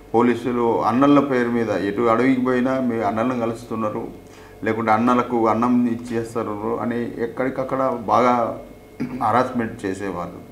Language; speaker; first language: Telugu; non-native, local second language; Gondi